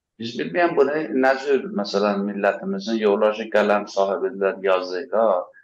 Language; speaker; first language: Azerbaijani; native; Azerbaijani